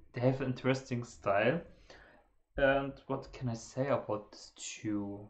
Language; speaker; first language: English; non-native, fluent; German